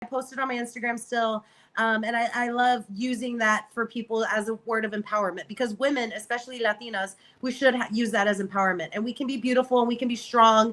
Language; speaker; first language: English; native; English